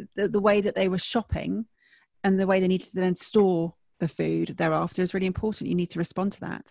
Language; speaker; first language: English; native; English